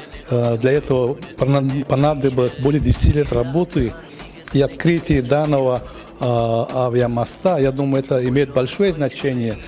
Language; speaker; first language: Russian; non-native, local second language; Tajik